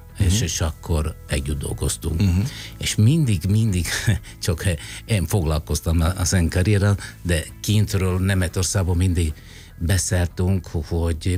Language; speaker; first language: Hungarian; non-native, fluent; Italian